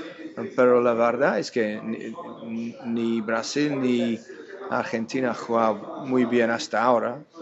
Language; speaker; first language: Spanish; non-native, fluent; English